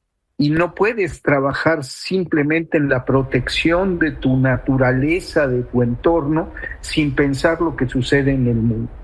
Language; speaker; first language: Spanish; native; Spanish